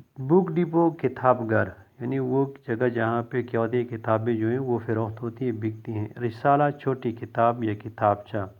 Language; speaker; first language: Urdu; non-native, local second language; Pashto